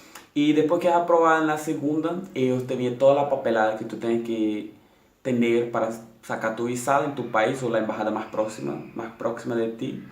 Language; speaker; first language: Spanish; non-native, local second language; Portuguese